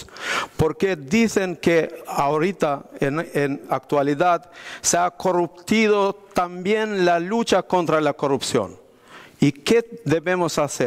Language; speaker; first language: Spanish; non-native, fluent; Albanian